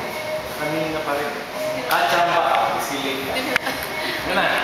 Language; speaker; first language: Filipino; native; Filipino